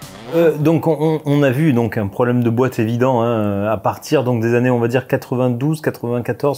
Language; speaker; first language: French; native; French